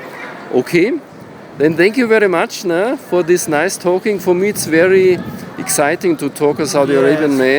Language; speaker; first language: English; non-native, learner; German